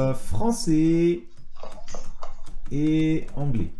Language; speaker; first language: French; native; French